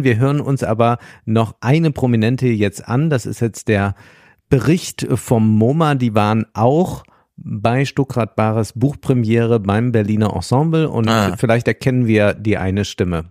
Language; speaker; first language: German; native; German